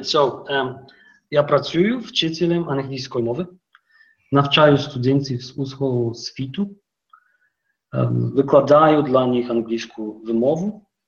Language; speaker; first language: Ukrainian; non-native, learner; Polish